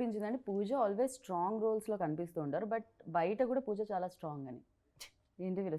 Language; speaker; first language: Telugu; native; Telugu